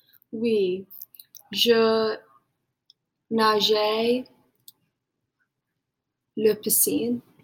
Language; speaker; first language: French; non-native, learner; English